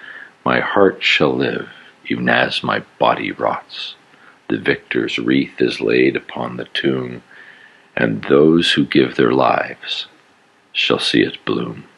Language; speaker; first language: English; native; English